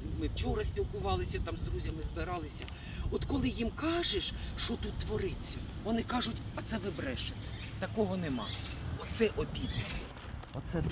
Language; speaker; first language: Ukrainian; non-native, local second language; Russian